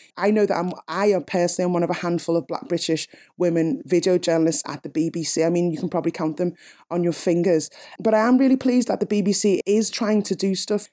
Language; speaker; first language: English; native; English